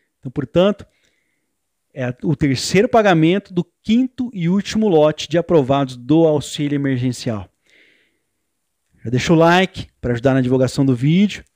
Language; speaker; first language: Portuguese; native; Portuguese